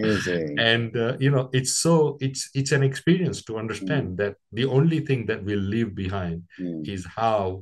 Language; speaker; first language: English; non-native, local second language; Gujarati